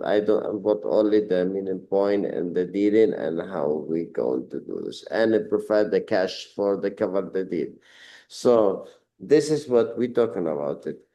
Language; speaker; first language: English; non-native, learner; Arabic